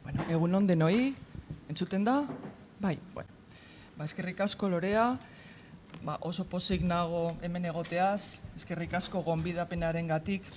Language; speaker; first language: Basque; non-native, local second language; Spanish